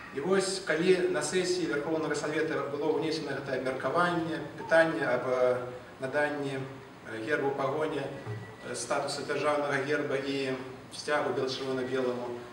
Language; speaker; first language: Belarusian; non-native, local second language; Russian